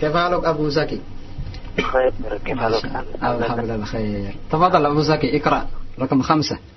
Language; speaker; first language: Arabic; non-native, fluent; Indonesian